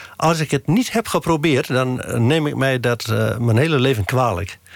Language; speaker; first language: Dutch; native; Dutch